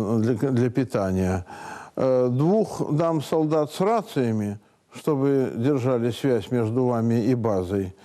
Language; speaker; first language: Russian; native; Russian